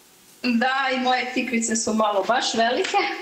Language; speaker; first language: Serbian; early bilingual, heritage; Serbian